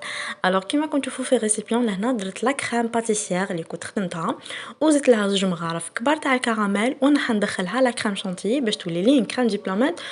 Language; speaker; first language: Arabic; native; Arabic